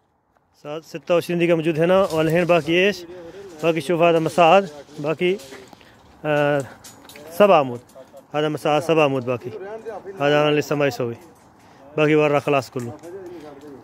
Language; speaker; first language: Arabic; non-native, learner; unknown